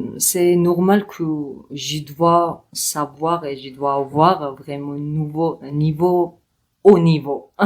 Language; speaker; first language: French; non-native, learner; Georgian